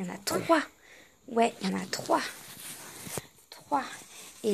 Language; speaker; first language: French; native; French